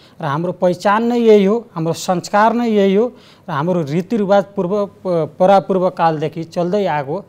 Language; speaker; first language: Nepali; native; Nepali